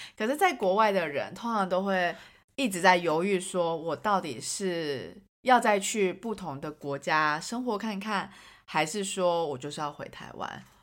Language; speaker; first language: Chinese; native; Chinese